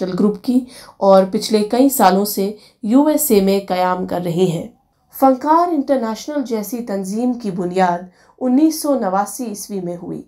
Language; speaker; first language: Hindi; non-native, local second language; Kashmiri